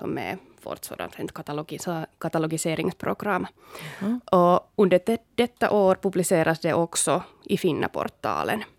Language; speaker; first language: Swedish; non-native, local second language; Finnish